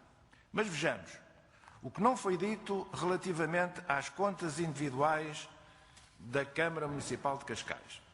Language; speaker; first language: Portuguese; native; Portuguese